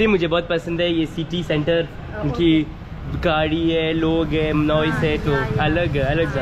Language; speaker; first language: Hindi; non-native, learner; French